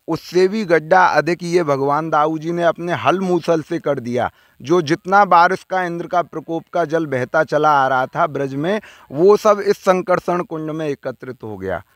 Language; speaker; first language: Hindi; native; Hindi